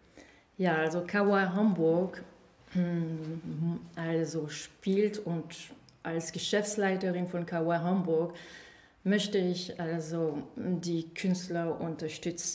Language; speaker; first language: German; non-native, fluent; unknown